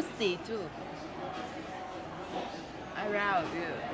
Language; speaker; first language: English; non-native, learner; Vietnamese